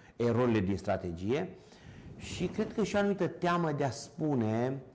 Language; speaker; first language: Romanian; native; Romanian